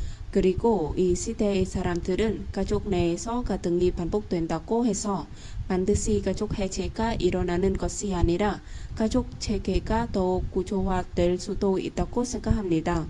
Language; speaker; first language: Korean; non-native, fluent; Vietnamese